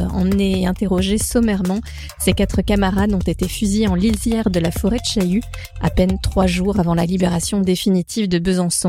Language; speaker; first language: French; native; French